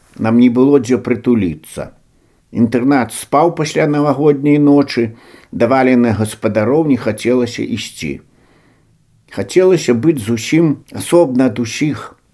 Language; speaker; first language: Belarusian; native; Belarusian